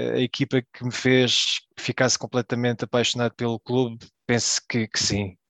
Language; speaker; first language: Portuguese; early bilingual, heritage; Portuguese